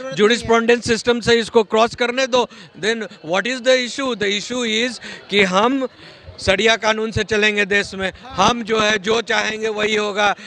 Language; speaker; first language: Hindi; native; Hindi